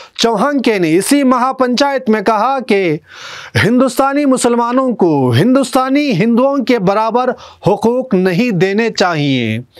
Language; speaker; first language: Urdu; native; Urdu